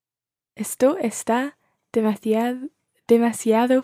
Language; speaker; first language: Spanish; non-native, learner; English